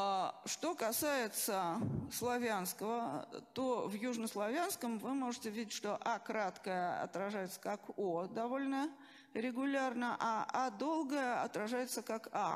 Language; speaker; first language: Russian; native; Russian